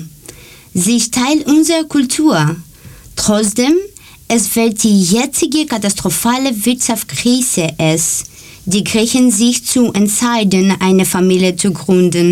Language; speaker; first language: German; non-native, learner; Greek